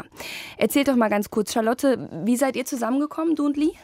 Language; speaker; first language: German; native; German